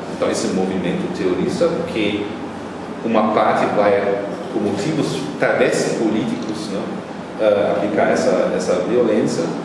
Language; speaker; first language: Portuguese; non-native, fluent; German